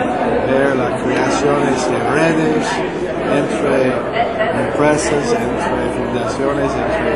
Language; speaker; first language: Spanish; non-native, fluent; English